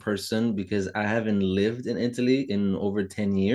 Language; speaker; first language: English; non-native, fluent; Italian